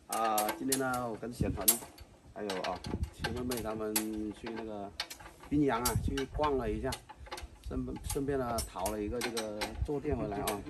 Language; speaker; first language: Chinese; native; Chinese